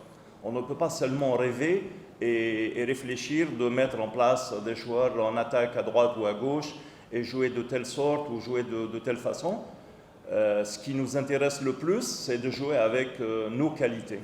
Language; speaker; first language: French; non-native, local second language; Arabic